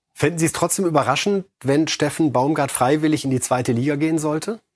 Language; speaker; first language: German; native; German